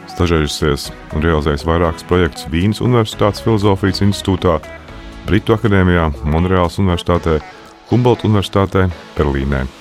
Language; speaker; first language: Latvian; native; Latvian